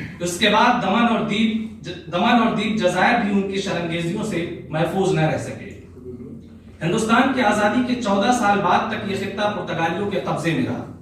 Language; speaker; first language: Urdu; native; Urdu